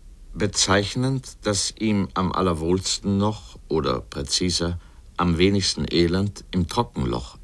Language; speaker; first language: German; native; German